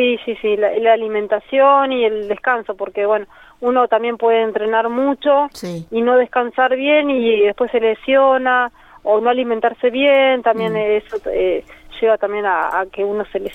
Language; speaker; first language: Spanish; native; Spanish